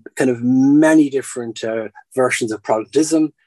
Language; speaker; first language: English; native; English